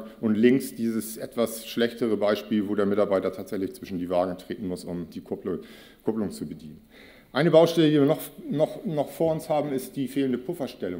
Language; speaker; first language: German; native; German